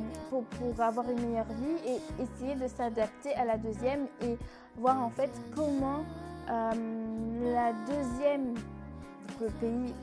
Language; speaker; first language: French; native; French